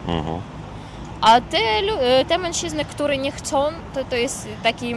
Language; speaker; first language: Polish; non-native, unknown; Ukrainian